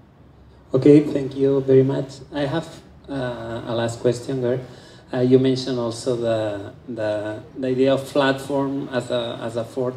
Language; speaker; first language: English; non-native, fluent; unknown